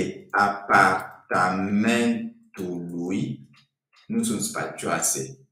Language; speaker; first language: Romanian; non-native, fluent; French